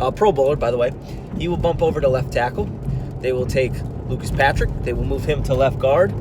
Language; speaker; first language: English; native; English